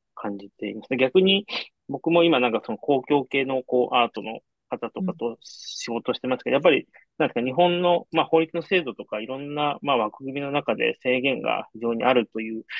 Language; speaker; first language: Japanese; native; Japanese